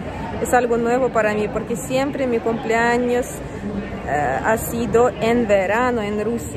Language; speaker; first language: Spanish; non-native, fluent; Russian